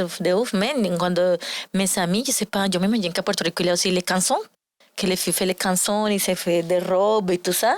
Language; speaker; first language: French; non-native, learner; Spanish